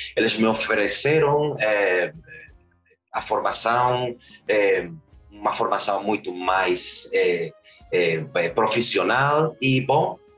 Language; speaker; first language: Portuguese; early bilingual, heritage; Spanish